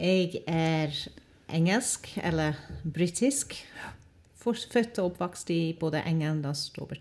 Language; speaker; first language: Norwegian; non-native, fluent; English